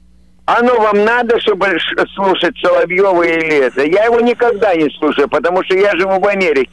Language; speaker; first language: Russian; native; Russian